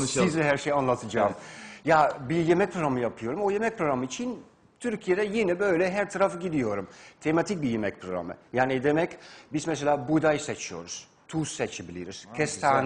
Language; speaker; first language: Turkish; non-native, fluent; Dutch